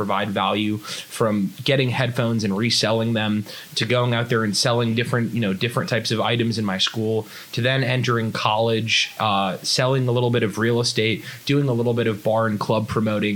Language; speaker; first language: English; native; English